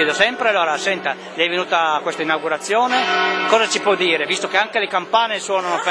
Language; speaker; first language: Italian; native; Italian